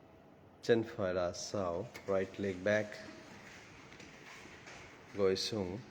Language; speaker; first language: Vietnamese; non-native, learner; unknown